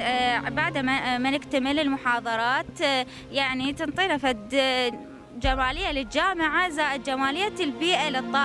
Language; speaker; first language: Arabic; native; Arabic